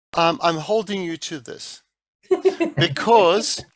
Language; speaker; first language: English; native; English